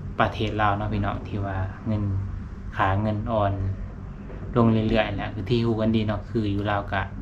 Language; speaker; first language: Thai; non-native, local second language; Lao